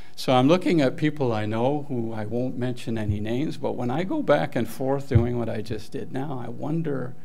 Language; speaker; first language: English; non-native, local second language; French